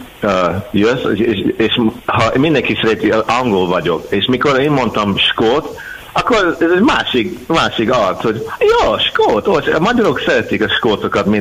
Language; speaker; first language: Hungarian; non-native, learner; English